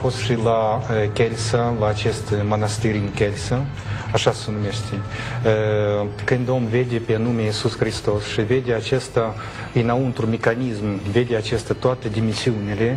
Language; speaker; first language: Romanian; non-native, learner; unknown